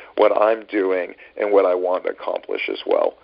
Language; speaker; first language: English; native; English